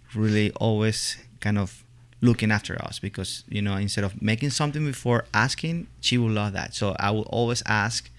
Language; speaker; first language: English; non-native, fluent; Spanish